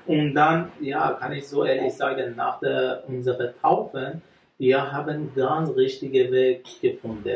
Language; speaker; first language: German; non-native, learner; Persian